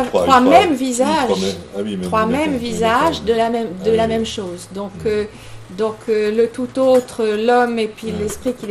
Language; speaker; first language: French; native; French